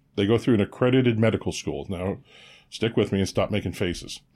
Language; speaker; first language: English; native; English